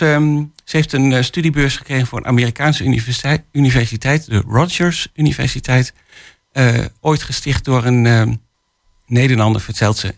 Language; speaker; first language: Dutch; native; Dutch